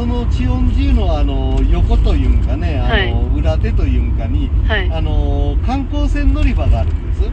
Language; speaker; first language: Japanese; native; Japanese